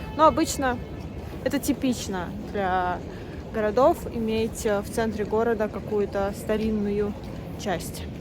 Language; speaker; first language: Russian; native; Russian